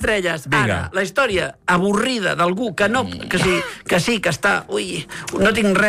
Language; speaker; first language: Catalan; native; Catalan